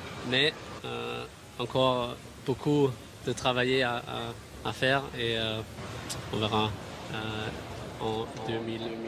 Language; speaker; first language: French; non-native, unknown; German